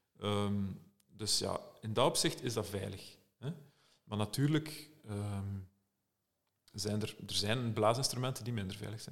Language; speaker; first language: Dutch; native; Dutch